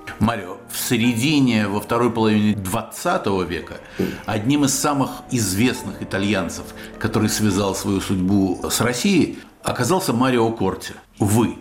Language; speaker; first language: Russian; native; Russian